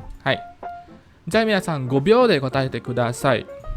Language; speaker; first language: Japanese; non-native, fluent; Indonesian